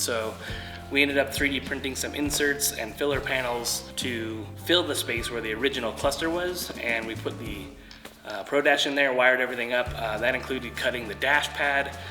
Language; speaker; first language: English; native; English